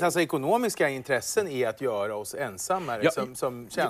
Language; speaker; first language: Swedish; native; Swedish